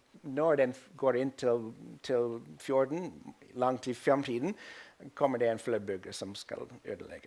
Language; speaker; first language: Norwegian; non-native, fluent; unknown